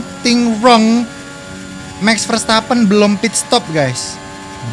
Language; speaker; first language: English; non-native, fluent; Indonesian